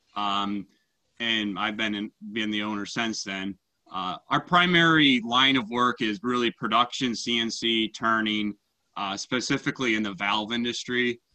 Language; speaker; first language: English; native; English